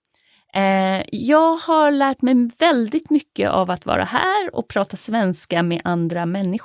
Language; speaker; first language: Swedish; native; Swedish